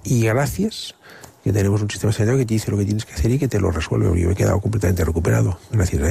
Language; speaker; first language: Spanish; non-native, local second language; Catalan